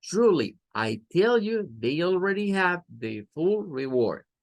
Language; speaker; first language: English; non-native, learner; Spanish